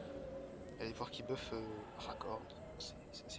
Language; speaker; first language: French; native; French